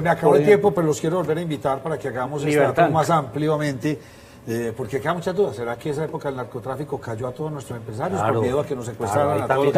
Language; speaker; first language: Spanish; native; Spanish